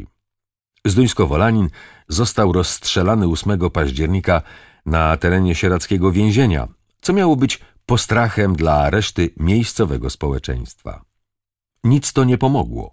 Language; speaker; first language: Polish; native; Polish